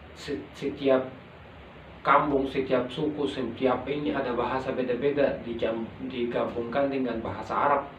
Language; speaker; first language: Indonesian; non-native, local second language; Arabic